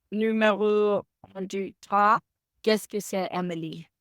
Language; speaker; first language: French; non-native, learner; Spanish